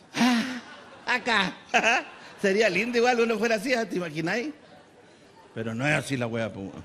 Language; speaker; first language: Spanish; native; Spanish